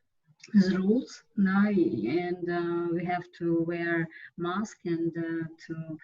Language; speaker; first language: English; non-native, learner; Russian